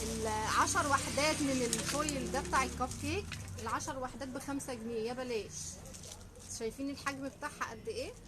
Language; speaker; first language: Arabic; native; Arabic